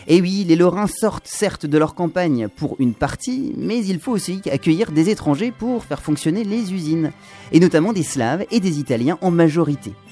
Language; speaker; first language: French; native; French